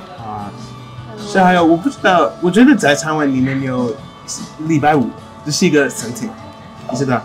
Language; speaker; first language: Chinese; non-native, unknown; English